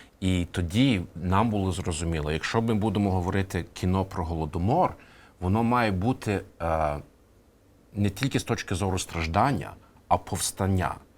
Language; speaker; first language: Ukrainian; early bilingual, heritage; Ukrainian